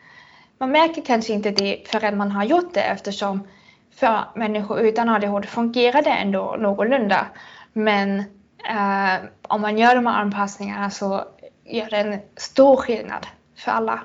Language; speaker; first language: Swedish; non-native, fluent; German